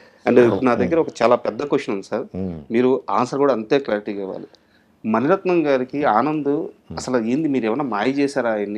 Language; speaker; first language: Telugu; native; Telugu